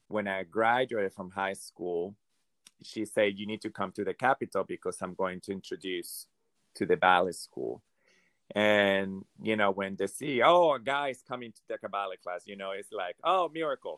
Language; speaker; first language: English; non-native, fluent; Hungarian